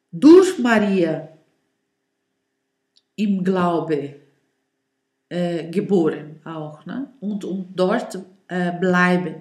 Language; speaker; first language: German; non-native, learner; Portuguese